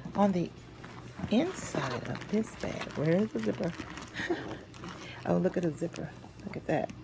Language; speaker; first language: English; native; English